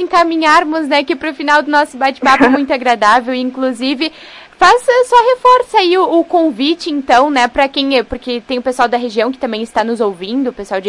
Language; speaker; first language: Portuguese; native; Portuguese